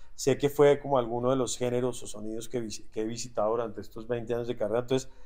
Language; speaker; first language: Spanish; native; Spanish